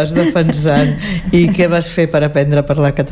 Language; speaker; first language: Catalan; native; Catalan